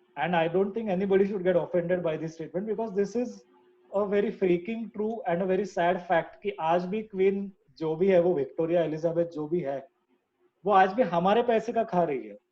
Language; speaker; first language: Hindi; non-native, local second language; Marathi